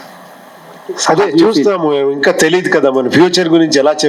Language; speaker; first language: Telugu; non-native, local second language; Kannada